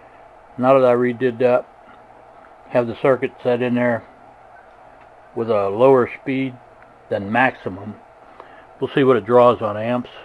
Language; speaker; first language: English; native; English